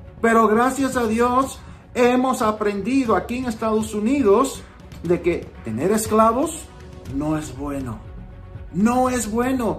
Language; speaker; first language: Spanish; early bilingual, heritage; Spanish